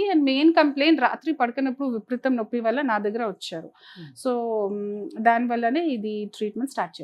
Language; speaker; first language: Telugu; non-native, fluent; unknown